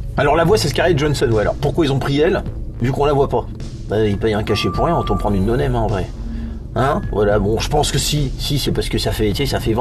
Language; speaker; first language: French; native; French